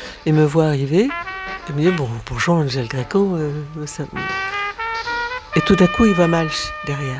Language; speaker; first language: French; native; French